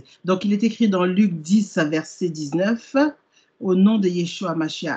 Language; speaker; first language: French; native; French